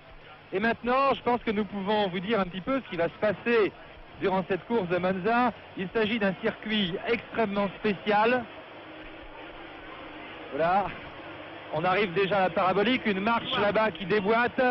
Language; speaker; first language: French; native; French